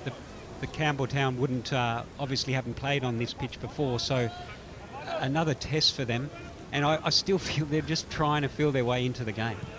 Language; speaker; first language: English; native; English